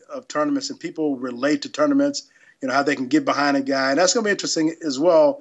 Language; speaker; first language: English; native; English